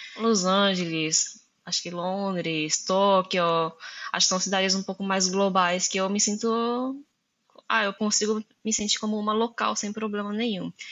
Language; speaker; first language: Portuguese; early bilingual, heritage; Japanese